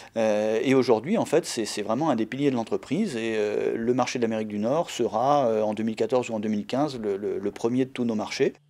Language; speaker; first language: French; native; French